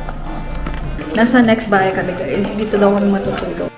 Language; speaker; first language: Filipino; native; Filipino